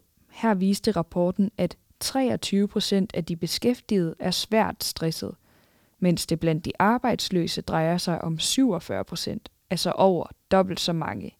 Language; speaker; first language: Danish; native; Danish